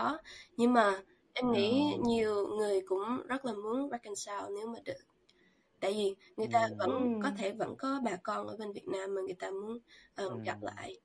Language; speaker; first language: Vietnamese; early bilingual, heritage; Vietnamese